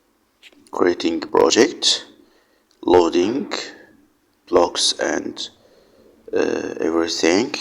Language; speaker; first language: English; non-native, learner; Arabic